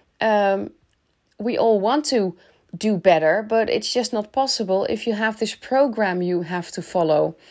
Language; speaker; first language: English; non-native, fluent; Dutch